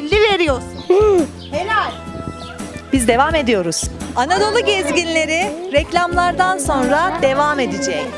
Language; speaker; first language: Turkish; native; Turkish